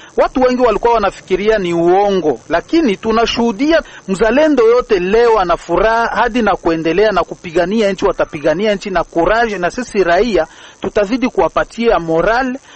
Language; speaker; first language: Swahili; native; Swahili